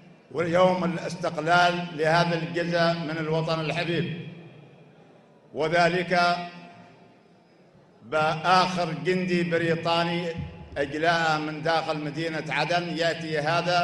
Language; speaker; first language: Arabic; native; Arabic